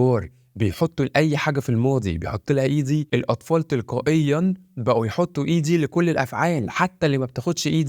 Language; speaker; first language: Arabic; native; Arabic